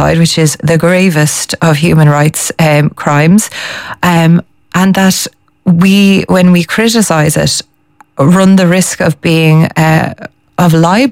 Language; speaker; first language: English; native; English